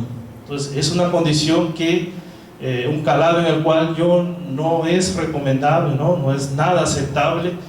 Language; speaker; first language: Spanish; non-native, fluent; Portuguese